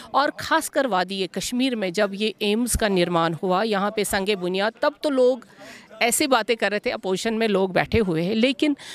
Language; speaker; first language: Hindi; non-native, local second language; Kashmiri